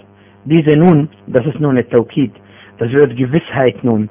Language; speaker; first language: German; non-native, fluent; Arabic